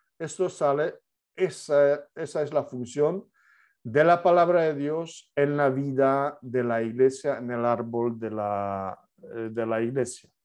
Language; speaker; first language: Spanish; non-native, fluent; Polish